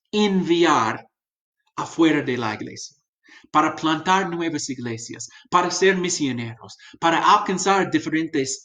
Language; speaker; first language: Spanish; non-native, fluent; English